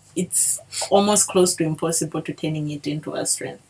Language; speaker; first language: English; non-native, local second language; Bemba